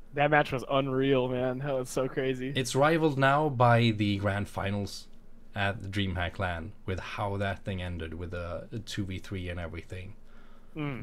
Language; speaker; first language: English; non-native, fluent; Swedish